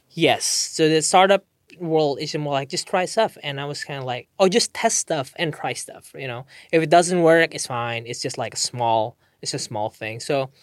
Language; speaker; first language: English; non-native, fluent; Indonesian